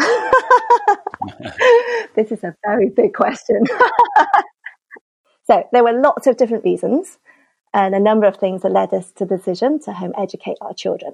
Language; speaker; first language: English; native; English